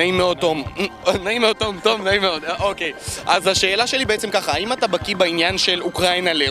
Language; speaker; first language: Hebrew; native; Hebrew